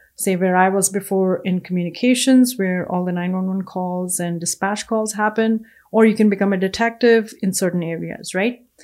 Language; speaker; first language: English; non-native, local second language; Punjabi